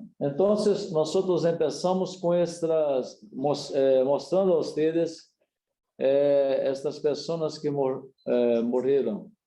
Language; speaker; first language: Spanish; non-native, learner; Portuguese